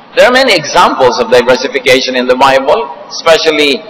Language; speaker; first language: English; non-native, local second language; Filipino